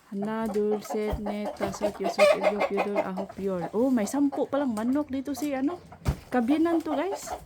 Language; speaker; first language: Filipino; non-native, local second language; Cebuano